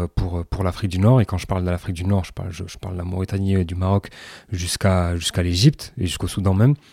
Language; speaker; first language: French; native; French